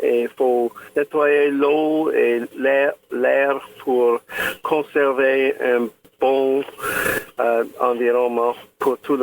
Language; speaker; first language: French; non-native, local second language; English